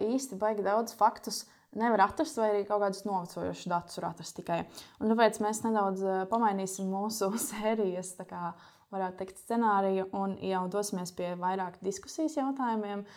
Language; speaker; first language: Latvian; native; Latvian